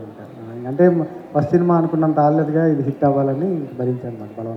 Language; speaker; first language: Telugu; native; Telugu